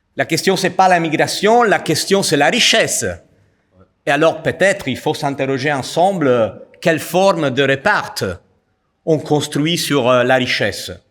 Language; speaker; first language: French; non-native, fluent; Italian